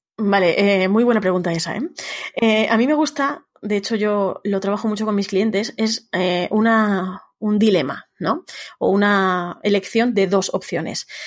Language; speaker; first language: Spanish; native; Spanish